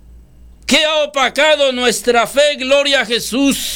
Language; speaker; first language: Spanish; native; Spanish